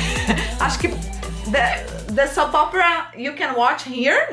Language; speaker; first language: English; non-native, learner; Portuguese